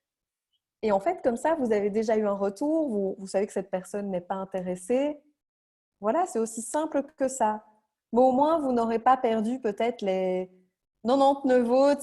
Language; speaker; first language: French; native; French